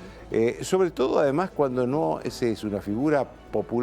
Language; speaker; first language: Spanish; native; Spanish